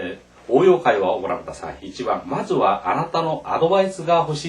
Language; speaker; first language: Japanese; non-native, fluent; Korean